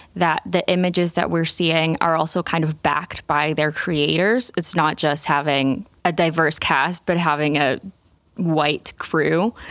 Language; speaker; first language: English; non-native, fluent; Spanish